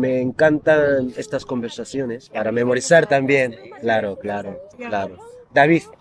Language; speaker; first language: Spanish; non-native, fluent; Korean